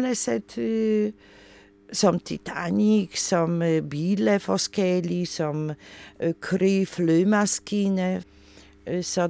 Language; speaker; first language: Danish; non-native, learner; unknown